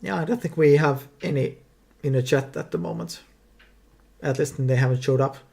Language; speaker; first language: English; non-native, fluent; Finnish